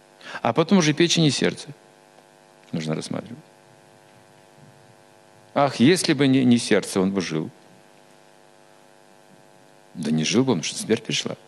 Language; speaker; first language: Russian; native; Russian